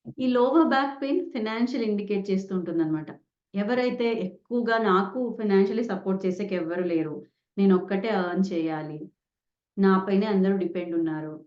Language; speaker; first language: Telugu; non-native, local second language; Kannada